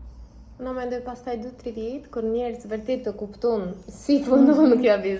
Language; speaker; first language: Albanian; non-native, learner; Russian